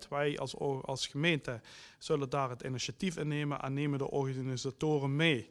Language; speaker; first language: Dutch; native; Dutch